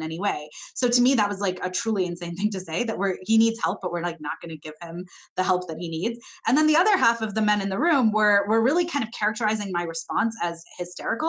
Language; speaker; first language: English; non-native, local second language; Malayalam